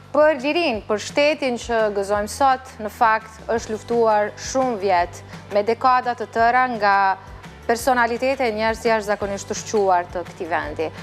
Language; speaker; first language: Albanian; native; Albanian